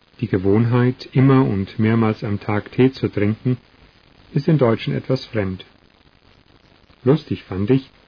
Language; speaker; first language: German; non-native, learner; Russian